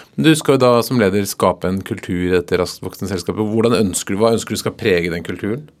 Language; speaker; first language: Norwegian; native; Norwegian